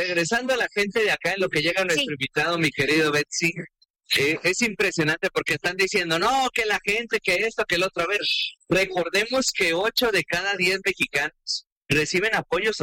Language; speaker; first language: Spanish; native; Spanish